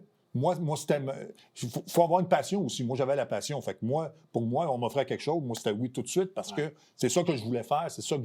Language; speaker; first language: French; native; French